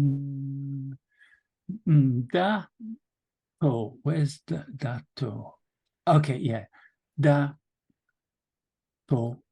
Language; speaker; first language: Japanese; non-native, learner; English